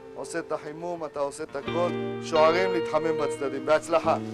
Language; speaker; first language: Hebrew; native; Hebrew